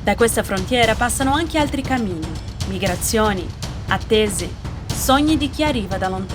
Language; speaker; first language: Italian; native; Italian